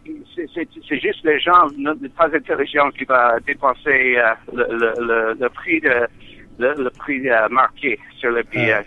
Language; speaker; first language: French; non-native, learner; English